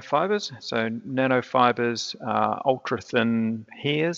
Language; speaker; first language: English; native; English